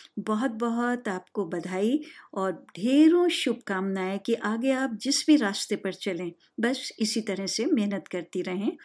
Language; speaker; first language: Hindi; native; Hindi